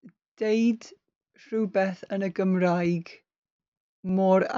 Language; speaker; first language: Welsh; non-native, learner; English